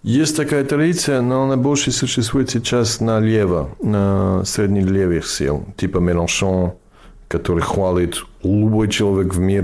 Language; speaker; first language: Russian; non-native, fluent; English